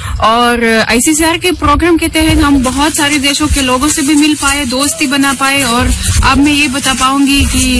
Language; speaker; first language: Hindi; non-native, fluent; Russian